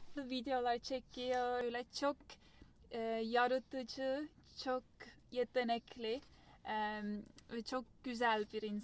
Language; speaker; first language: Turkish; non-native, fluent; Estonian